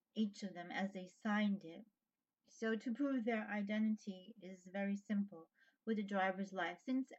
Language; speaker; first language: English; native; English